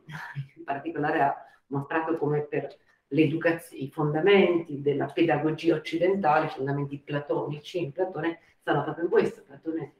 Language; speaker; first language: Italian; native; Italian